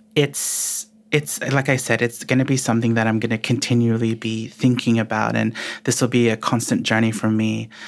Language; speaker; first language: English; early bilingual, other home language; Filipino